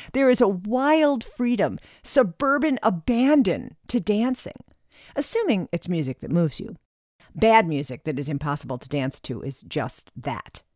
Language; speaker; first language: English; native; English